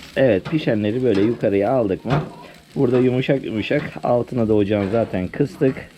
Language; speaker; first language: Turkish; early bilingual, heritage; Turkish